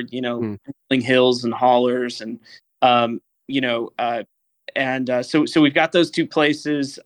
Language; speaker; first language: English; native; English